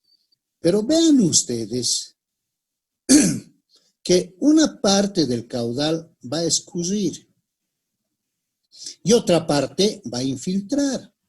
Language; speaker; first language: Spanish; native; Spanish